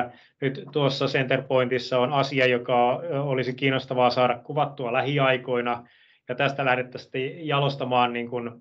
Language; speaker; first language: Finnish; native; Finnish